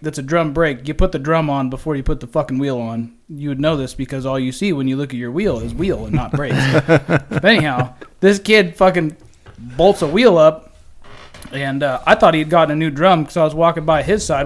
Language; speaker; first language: English; native; English